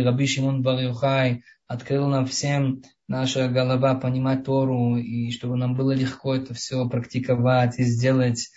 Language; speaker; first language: Russian; early bilingual, heritage; Russian